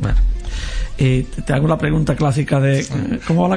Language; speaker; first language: Spanish; native; Spanish